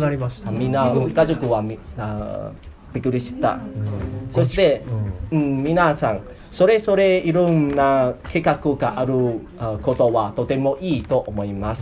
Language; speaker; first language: Japanese; non-native, learner; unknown